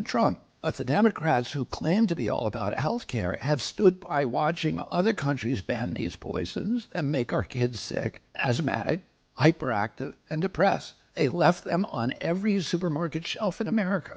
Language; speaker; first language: English; native; English